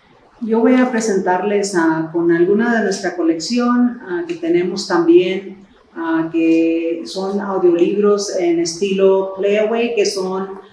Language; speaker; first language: Spanish; early bilingual, other home language; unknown